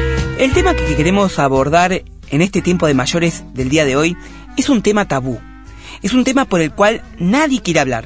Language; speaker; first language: Spanish; native; Spanish